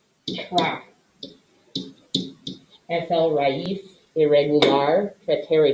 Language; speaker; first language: Spanish; non-native, fluent; English